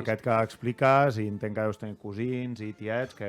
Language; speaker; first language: Catalan; native; Catalan